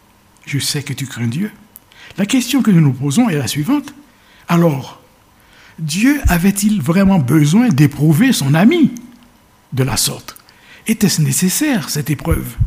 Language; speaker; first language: French; native; French